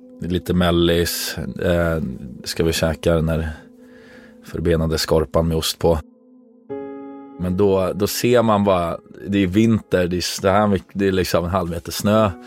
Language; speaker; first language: Swedish; native; Swedish